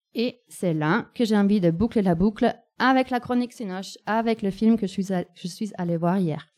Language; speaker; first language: French; non-native, fluent; German